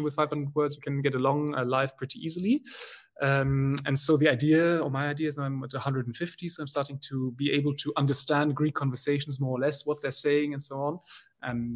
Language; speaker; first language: English; non-native, fluent; German